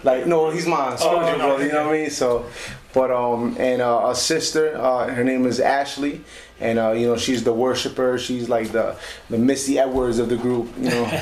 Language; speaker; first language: English; early bilingual, other home language; Spanish